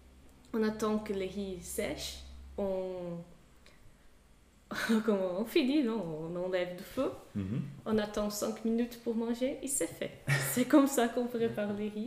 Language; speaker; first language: French; non-native, fluent; Portuguese